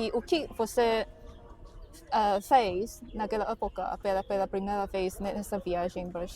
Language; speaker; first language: Portuguese; non-native, fluent; Chinese